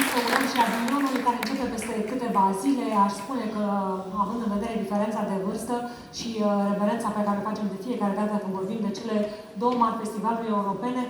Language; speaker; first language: Romanian; native; Romanian